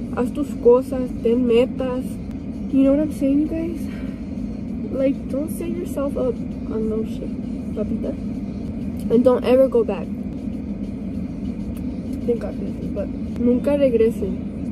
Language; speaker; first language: English; early bilingual, other home language; Spanish